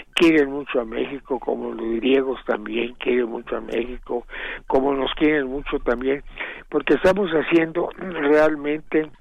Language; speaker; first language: Spanish; native; Spanish